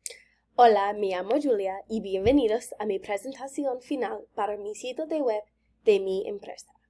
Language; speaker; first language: Spanish; non-native, learner; English